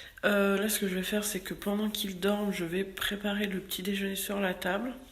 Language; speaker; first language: French; native; French